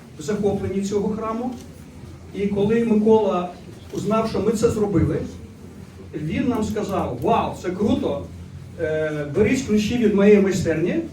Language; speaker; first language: Ukrainian; native; Ukrainian